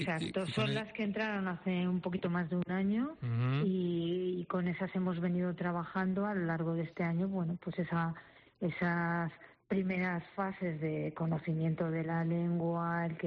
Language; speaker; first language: Spanish; native; Spanish